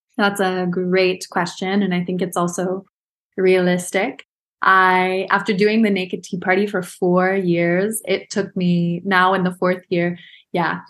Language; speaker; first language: English; native; English